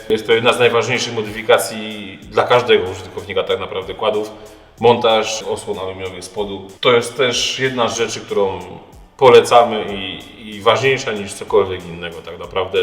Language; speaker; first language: Polish; native; Polish